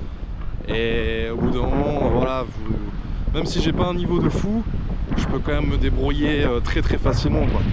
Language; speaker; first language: French; native; French